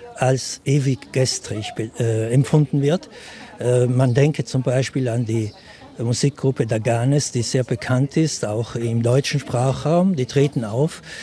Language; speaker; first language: German; non-native, local second language; Ladin